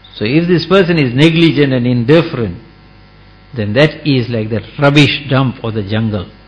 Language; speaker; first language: English; native; English